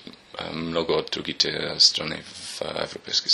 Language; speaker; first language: Bulgarian; non-native, learner; English